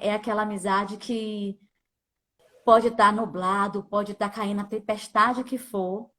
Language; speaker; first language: Portuguese; native; Portuguese